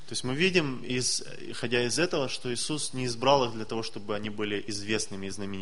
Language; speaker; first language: Russian; native; Russian